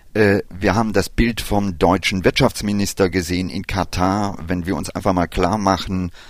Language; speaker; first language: German; early bilingual, other home language; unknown